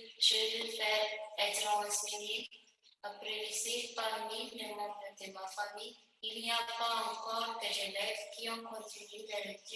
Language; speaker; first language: French; non-native, local second language; Malagasy